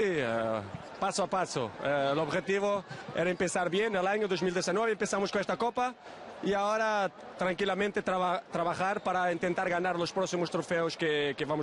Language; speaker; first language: Italian; non-native, learner; Portuguese